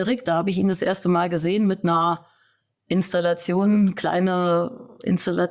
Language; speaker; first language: German; native; German